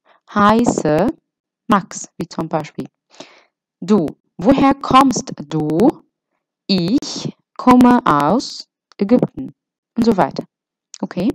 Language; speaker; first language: German; non-native, fluent; Arabic